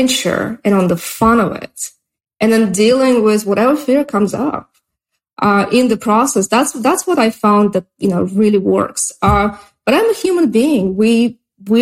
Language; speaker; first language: English; non-native, fluent; Russian